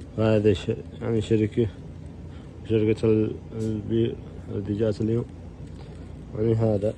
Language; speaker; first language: Arabic; non-native, learner; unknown